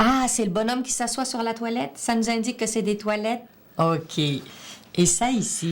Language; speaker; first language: French; native; French